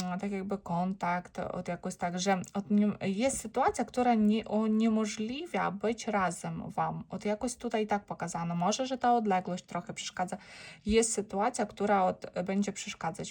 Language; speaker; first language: Polish; non-native, learner; Ukrainian